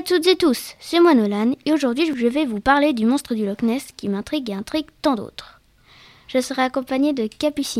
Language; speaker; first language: French; native; French